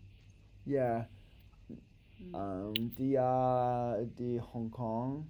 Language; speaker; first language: Indonesian; non-native, learner; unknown